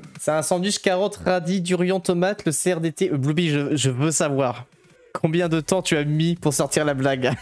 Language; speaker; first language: French; native; French